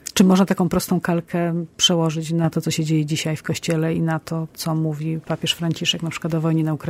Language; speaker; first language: Polish; native; Polish